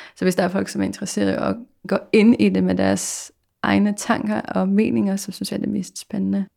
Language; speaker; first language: Danish; non-native, fluent; Polish